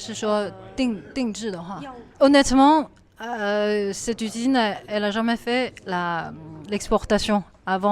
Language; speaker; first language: French; non-native, fluent; Chinese